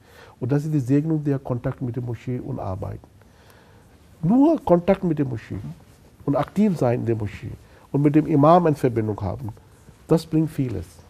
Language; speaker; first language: German; non-native, fluent; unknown